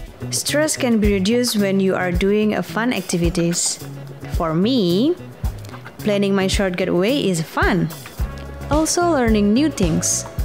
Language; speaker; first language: English; non-native, fluent; Indonesian